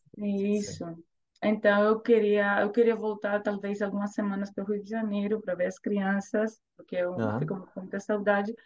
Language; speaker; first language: Portuguese; non-native, fluent; Greek